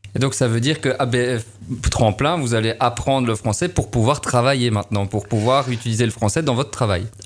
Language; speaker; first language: French; native; French